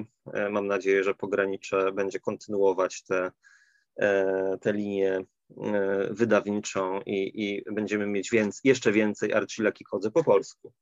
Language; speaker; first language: Polish; native; Polish